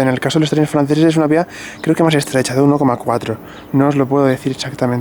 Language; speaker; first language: Spanish; native; Spanish